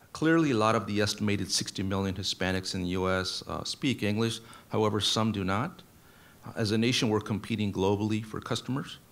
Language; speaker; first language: English; native; English